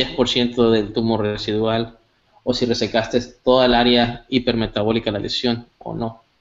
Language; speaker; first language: Spanish; native; Spanish